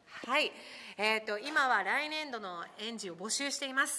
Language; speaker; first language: Japanese; early bilingual, other home language; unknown